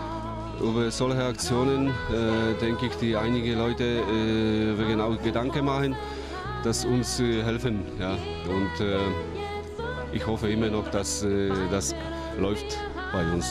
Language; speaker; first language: German; non-native, learner; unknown